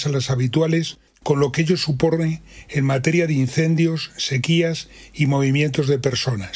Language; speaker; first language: Spanish; native; Spanish